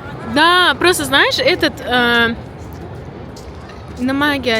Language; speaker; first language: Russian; non-native, local second language; Uzbek